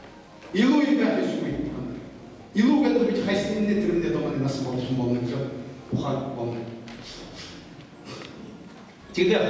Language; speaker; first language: Mongolian; non-native, learner; Buriat